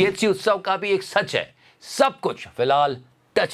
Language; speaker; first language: Hindi; native; Hindi